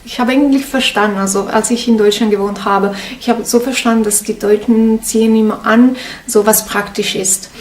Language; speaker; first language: German; non-native, learner; Italian